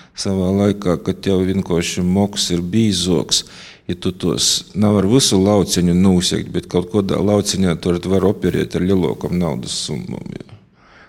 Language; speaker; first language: Latvian; native; Latvian